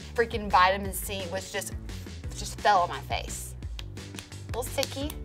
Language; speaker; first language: English; native; English